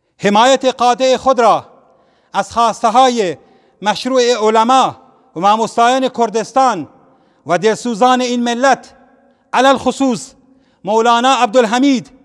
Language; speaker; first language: Persian; non-native, local second language; Central Kurdish